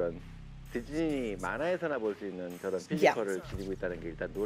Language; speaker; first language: Korean; native; Korean